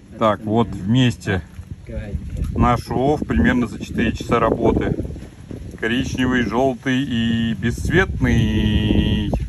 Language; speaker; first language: Russian; native; Russian